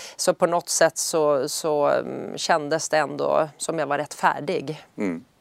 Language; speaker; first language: Swedish; native; Swedish